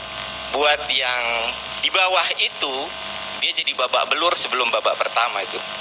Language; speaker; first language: Indonesian; native; Indonesian